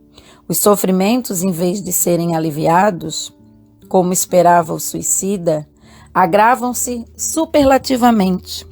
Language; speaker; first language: Portuguese; native; Portuguese